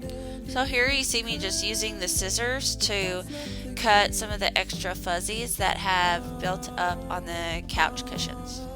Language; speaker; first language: English; native; English